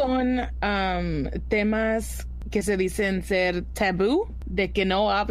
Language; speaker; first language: Spanish; early bilingual, heritage; Spanish